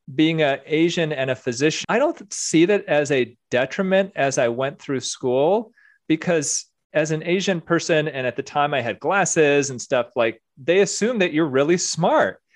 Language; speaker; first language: English; early bilingual, other home language; Korean